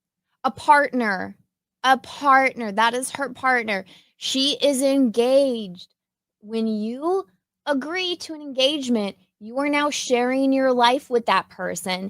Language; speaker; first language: English; native; English